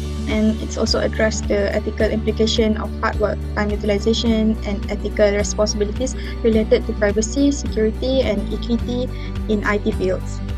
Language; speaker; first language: English; non-native, local second language; Malay